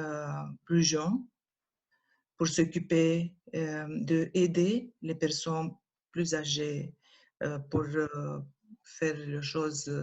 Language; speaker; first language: French; non-native, learner; Romanian